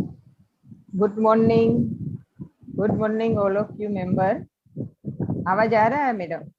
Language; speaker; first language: Hindi; non-native, local second language; Gujarati